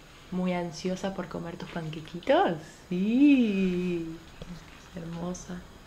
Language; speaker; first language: Spanish; native; Spanish